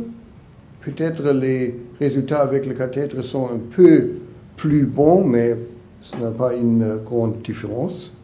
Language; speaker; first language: French; non-native, learner; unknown